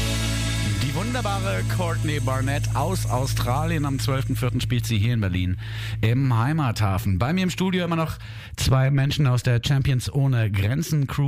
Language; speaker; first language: German; native; German